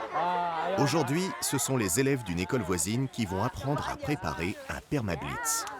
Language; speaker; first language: French; native; French